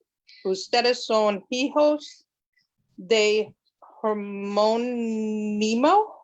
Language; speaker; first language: Spanish; non-native, learner; English